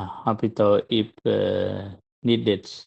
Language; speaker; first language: English; non-native, learner; Vietnamese